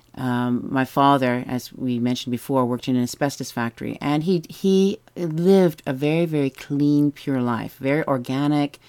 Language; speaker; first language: English; native; English